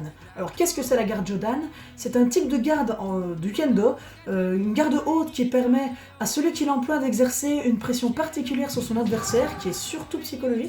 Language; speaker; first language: French; native; French